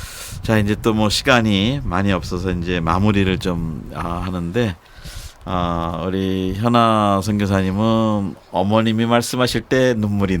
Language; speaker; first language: Korean; native; Korean